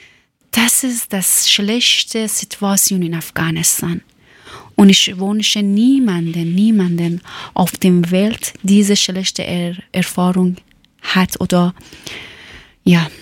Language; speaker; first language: German; non-native, learner; Persian